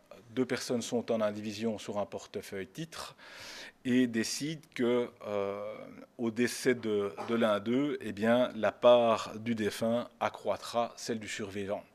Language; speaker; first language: French; native; French